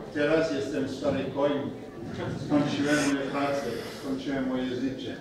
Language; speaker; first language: Polish; non-native, learner; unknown